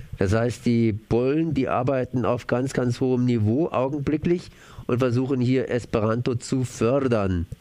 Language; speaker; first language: German; native; German